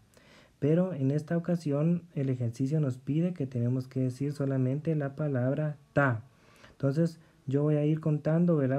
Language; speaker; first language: Spanish; native; Spanish